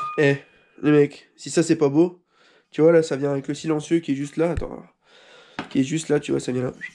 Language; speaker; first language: French; native; French